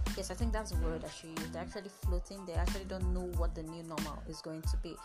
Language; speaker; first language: English; non-native, local second language; Yoruba